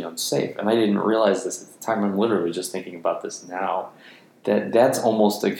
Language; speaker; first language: English; native; English